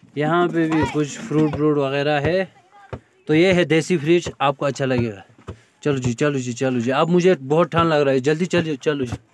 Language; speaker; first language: Hindi; native; Hindi